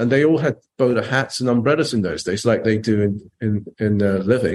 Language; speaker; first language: English; native; English